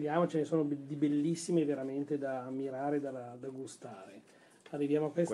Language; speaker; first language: Italian; native; Italian